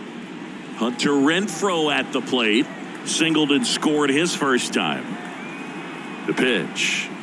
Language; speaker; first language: English; native; English